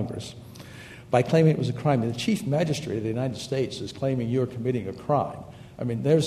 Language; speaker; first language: English; native; English